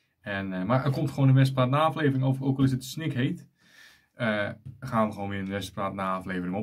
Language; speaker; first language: Dutch; native; Dutch